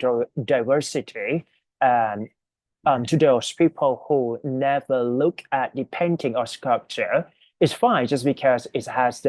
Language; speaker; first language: English; non-native, fluent; Thai